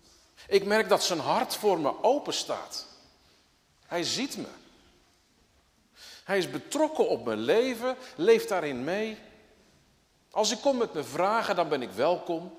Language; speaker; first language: Dutch; native; Dutch